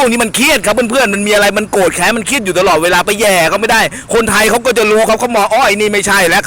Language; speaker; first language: Thai; native; Thai